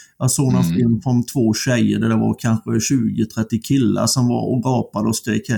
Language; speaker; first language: Swedish; native; Swedish